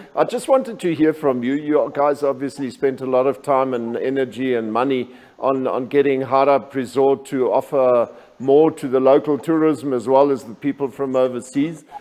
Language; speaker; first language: English; non-native, local second language; German